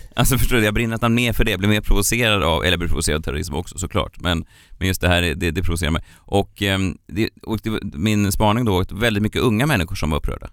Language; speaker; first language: Swedish; native; Swedish